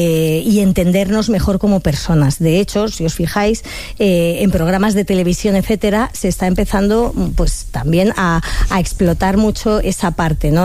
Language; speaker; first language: Spanish; native; Spanish